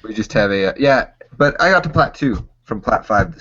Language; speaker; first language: English; native; English